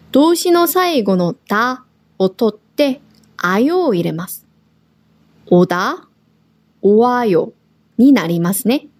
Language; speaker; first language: Japanese; non-native, fluent; Korean